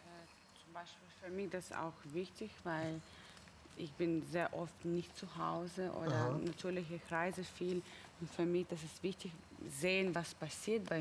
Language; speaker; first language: German; non-native, learner; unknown